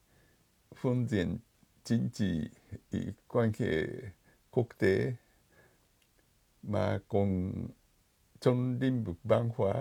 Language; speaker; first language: Vietnamese; non-native, fluent; Japanese